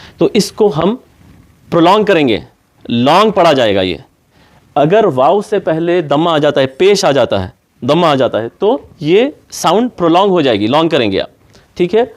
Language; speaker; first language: Urdu; native; Urdu